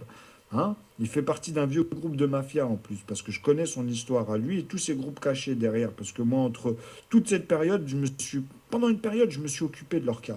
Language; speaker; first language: French; native; French